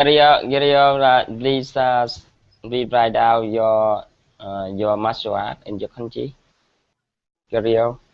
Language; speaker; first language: English; non-native, learner; Vietnamese